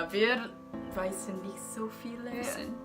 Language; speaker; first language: German; non-native, learner; English